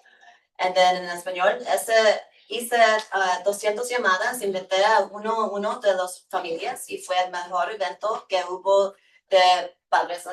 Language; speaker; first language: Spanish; early bilingual, heritage; Spanish